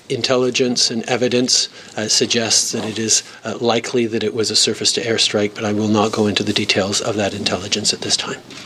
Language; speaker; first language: English; native; English